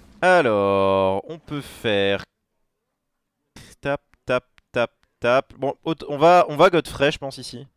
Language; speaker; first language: French; native; French